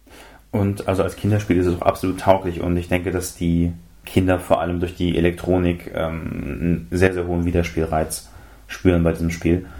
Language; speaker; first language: German; native; German